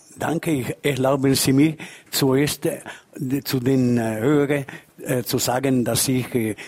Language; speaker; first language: German; non-native, local second language; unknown